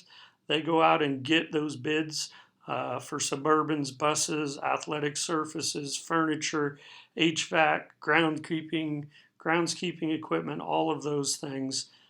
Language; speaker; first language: English; native; English